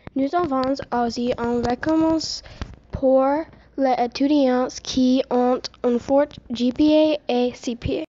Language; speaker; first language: French; non-native, learner; English